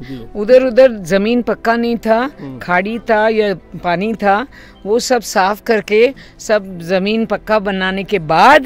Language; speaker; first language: Hindi; non-native, local second language; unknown